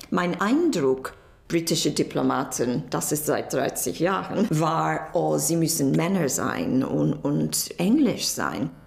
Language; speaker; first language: German; non-native, learner; English